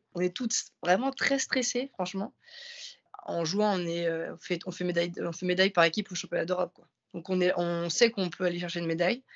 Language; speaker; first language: French; native; French